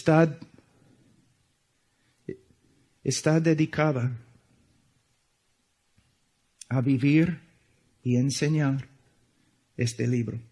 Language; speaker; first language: Spanish; non-native, fluent; English